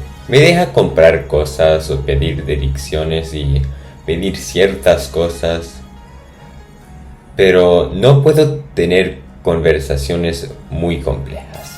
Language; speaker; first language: Spanish; non-native, fluent; English